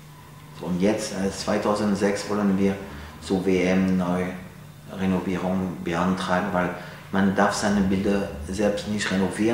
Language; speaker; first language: German; non-native, fluent; French